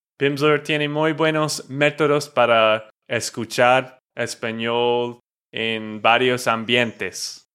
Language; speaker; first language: Spanish; non-native, fluent; English